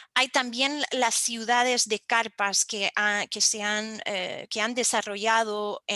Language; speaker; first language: Spanish; non-native, fluent; French